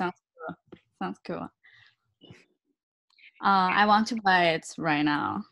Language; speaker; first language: English; non-native, learner; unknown